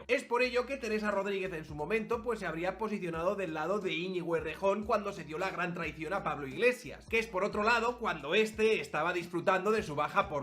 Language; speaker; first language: Spanish; native; Spanish